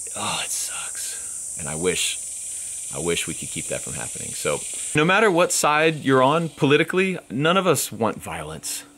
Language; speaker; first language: English; native; English